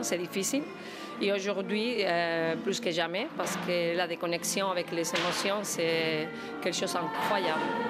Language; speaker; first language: French; non-native, fluent; Spanish